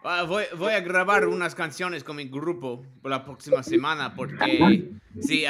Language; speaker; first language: Spanish; non-native, learner; English